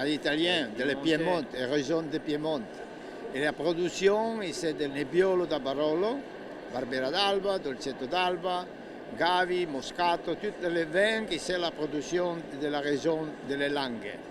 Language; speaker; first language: French; non-native, learner; Italian